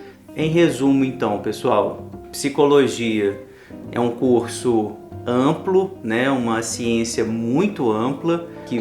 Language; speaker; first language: Portuguese; native; Portuguese